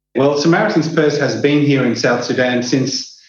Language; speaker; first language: English; native; English